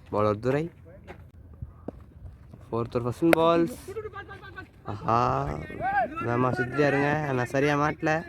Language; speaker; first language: Tamil; native; Tamil